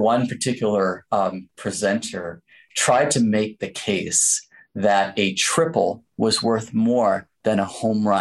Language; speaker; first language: English; native; English